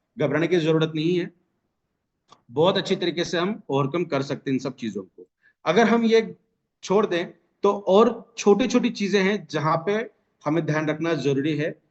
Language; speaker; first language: Hindi; non-native, local second language; Marathi